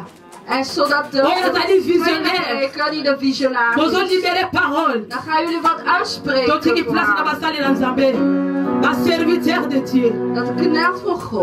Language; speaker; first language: Dutch; non-native, fluent; Lingala